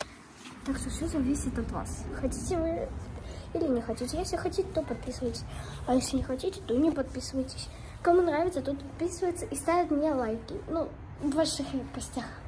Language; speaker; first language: Russian; early bilingual, heritage; Russian